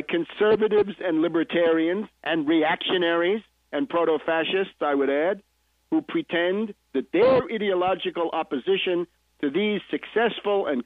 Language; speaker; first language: English; native; English